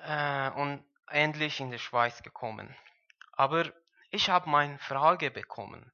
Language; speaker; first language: German; non-native, learner; Persian